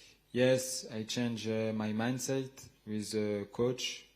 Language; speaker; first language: English; non-native, learner; French